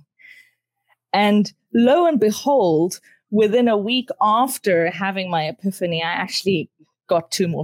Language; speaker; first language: English; native; English